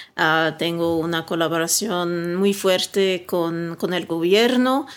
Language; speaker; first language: Spanish; early bilingual, heritage; Swedish